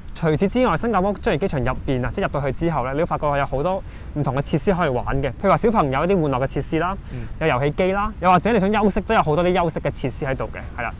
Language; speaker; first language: Cantonese; native; Cantonese